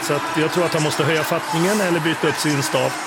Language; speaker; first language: Swedish; native; Swedish